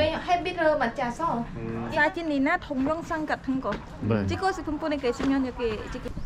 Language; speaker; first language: Korean; non-native, learner; Khmer